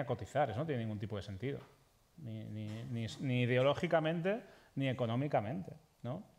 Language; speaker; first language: Spanish; native; Spanish